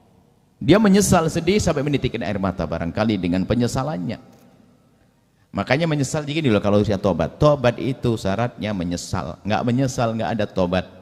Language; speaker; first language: Indonesian; native; Indonesian